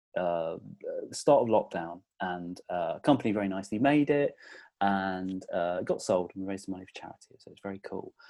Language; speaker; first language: English; native; English